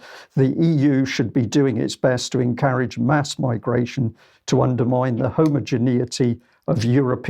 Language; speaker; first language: English; native; English